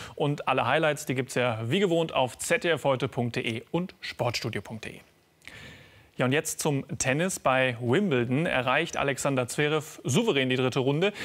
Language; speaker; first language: German; native; German